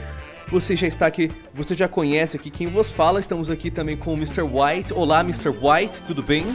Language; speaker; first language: Portuguese; native; Portuguese